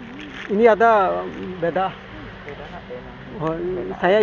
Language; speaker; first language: Indonesian; non-native, learner; Bangla